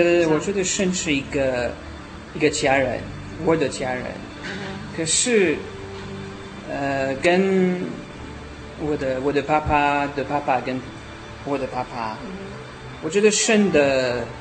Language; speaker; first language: Chinese; non-native, learner; French